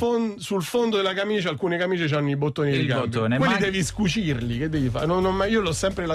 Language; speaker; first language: Italian; native; Italian